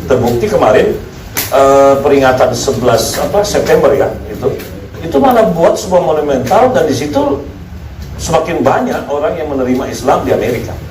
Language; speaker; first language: Indonesian; native; Indonesian